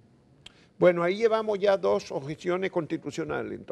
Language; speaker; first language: Spanish; native; Spanish